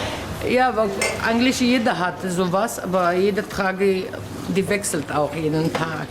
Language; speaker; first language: German; non-native, learner; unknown